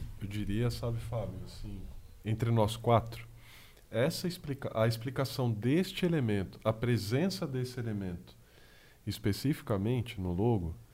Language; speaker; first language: Portuguese; native; Portuguese